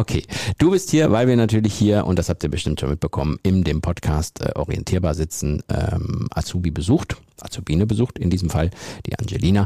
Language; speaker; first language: German; native; German